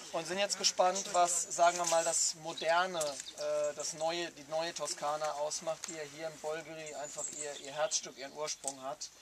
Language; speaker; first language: German; native; German